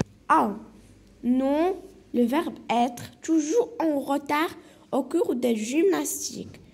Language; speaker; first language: French; non-native, local second language; Arabic